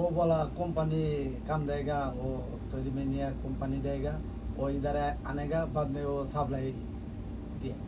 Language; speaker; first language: Hindi; non-native, learner; Bangla